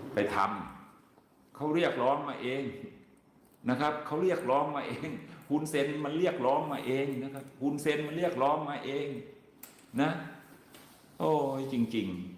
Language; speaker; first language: Thai; native; Thai